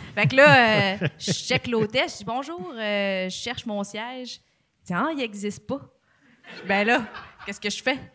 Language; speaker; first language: French; native; French